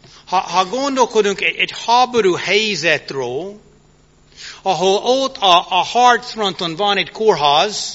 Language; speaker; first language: Hungarian; early bilingual, heritage; English